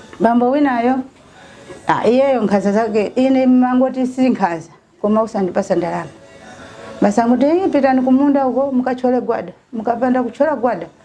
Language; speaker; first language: Nyanja; non-native, local second language; Tumbuka